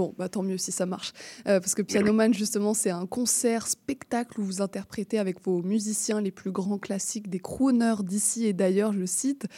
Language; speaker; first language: French; native; French